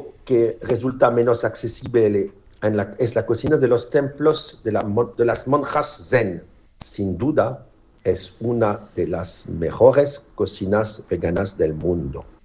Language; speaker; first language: Spanish; non-native, fluent; French